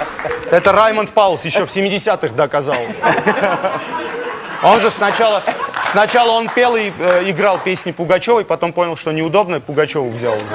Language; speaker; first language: Russian; non-native, local second language; Armenian